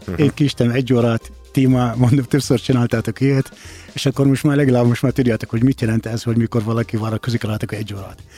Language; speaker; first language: Hungarian; non-native, fluent; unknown